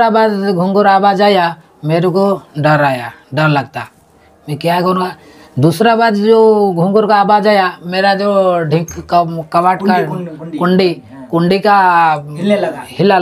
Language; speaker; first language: Hindi; non-native, local second language; Odia